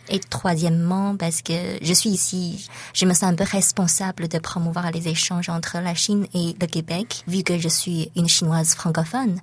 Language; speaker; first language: French; non-native, fluent; Chinese